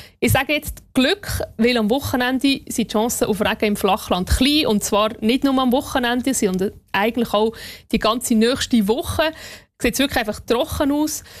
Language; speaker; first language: German; native; German